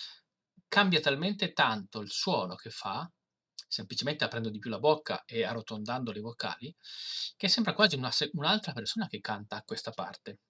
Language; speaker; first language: Italian; native; Italian